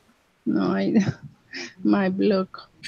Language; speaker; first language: English; non-native, learner; Spanish